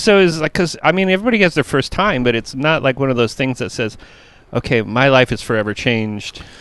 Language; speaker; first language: English; native; English